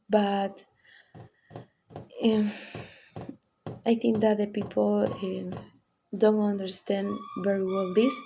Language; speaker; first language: English; non-native, learner; Spanish